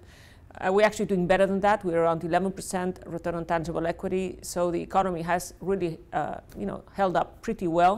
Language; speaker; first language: English; non-native, fluent; Spanish